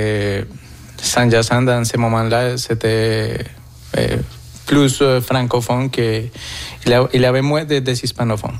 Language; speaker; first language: French; non-native, fluent; Spanish